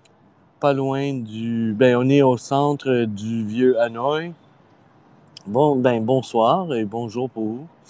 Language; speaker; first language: French; non-native, fluent; English